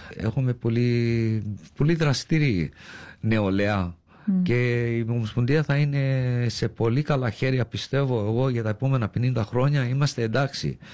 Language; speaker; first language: Greek; early bilingual, heritage; Greek